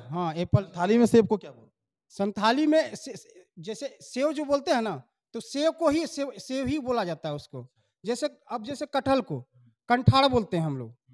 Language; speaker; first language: Hindi; native; Hindi